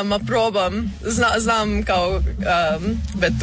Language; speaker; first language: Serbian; early bilingual, heritage; English